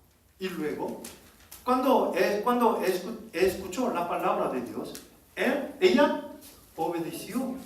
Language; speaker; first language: Spanish; non-native, learner; Korean